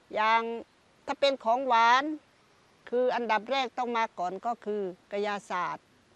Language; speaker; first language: Thai; non-native, local second language; Khmer